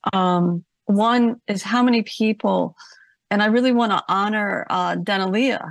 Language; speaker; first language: English; native; English